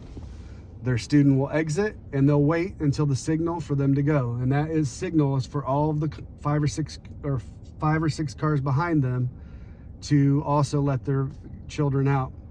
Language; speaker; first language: English; native; English